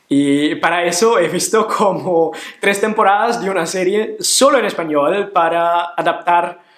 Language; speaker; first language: Spanish; non-native, fluent; Portuguese